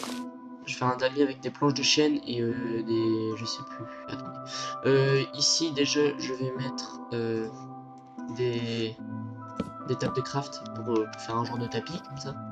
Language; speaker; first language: French; native; French